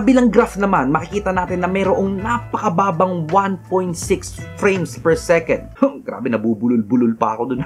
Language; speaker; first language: Filipino; native; Filipino